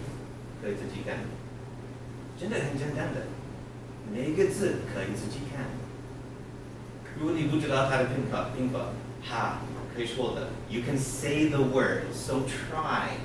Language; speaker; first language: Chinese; non-native, learner; English